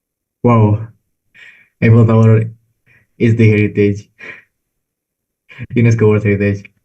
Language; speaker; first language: English; non-native, learner; Indonesian